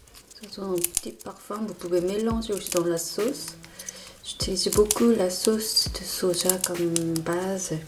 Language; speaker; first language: French; non-native, fluent; Korean